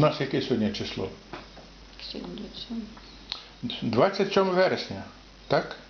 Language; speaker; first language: Ukrainian; native; Ukrainian